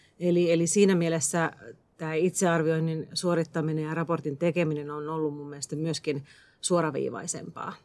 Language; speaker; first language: Finnish; native; Finnish